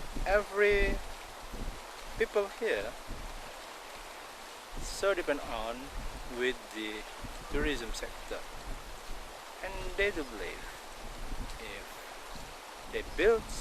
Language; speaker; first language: English; non-native, local second language; Indonesian